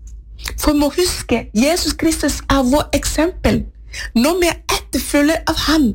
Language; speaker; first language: Norwegian; non-native, fluent; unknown